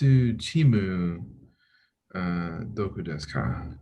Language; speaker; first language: Japanese; non-native, learner; English